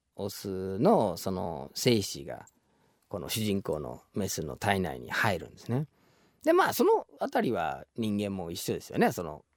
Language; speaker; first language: Japanese; non-native, fluent; English